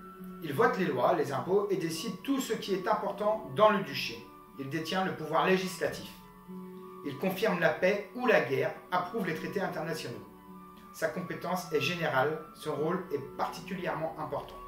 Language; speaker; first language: French; native; French